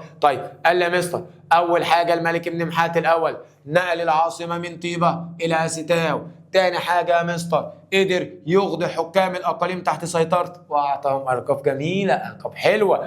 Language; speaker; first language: Arabic; native; Arabic